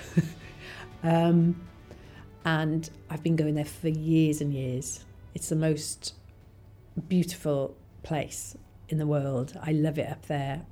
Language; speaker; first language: English; native; English